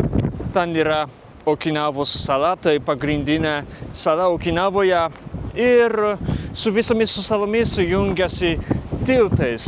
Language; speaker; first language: Lithuanian; non-native, fluent; Japanese